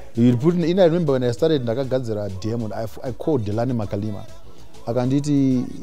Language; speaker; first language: English; non-native, local second language; Shona